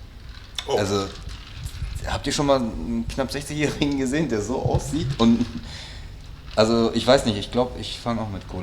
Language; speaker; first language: German; native; German